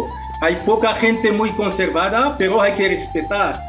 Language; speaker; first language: Spanish; non-native, fluent; Arabic